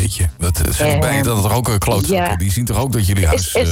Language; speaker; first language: Dutch; non-native, local second language; Papiamento